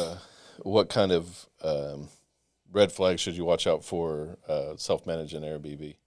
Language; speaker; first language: English; native; English